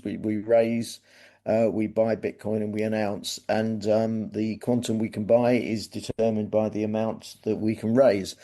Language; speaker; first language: English; native; English